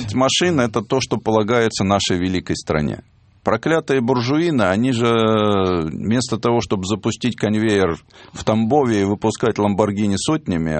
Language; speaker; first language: Russian; native; Russian